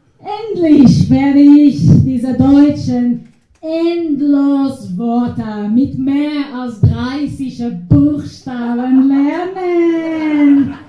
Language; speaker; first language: German; non-native, learner; Portuguese